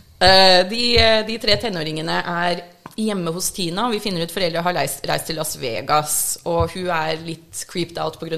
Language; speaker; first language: Norwegian; early bilingual, other home language; English